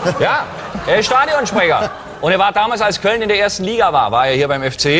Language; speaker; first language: German; native; German